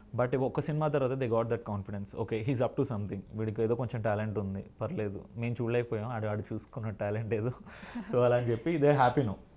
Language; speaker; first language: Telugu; native; Telugu